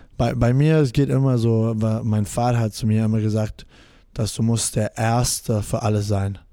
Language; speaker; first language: German; non-native, fluent; English